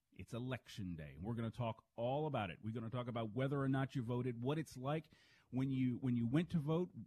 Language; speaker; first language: English; native; English